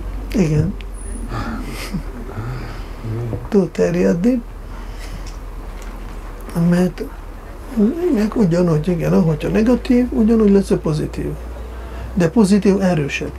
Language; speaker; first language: Hungarian; non-native, fluent; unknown